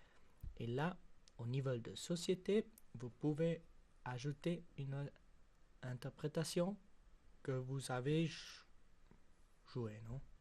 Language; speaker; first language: French; non-native, local second language; German